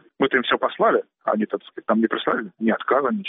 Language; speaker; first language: Russian; native; Russian